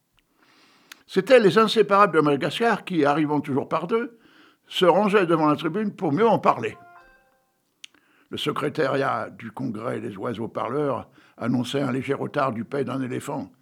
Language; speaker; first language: French; native; French